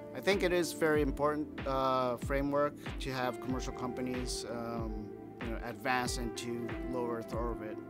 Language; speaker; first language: English; non-native, fluent; Japanese